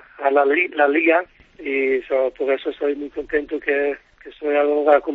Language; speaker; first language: Spanish; non-native, learner; Dutch